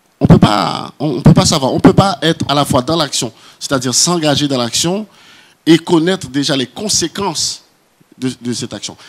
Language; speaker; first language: French; non-native, local second language; Haitian Creole